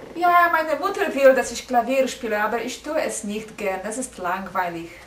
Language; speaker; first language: German; non-native, learner; English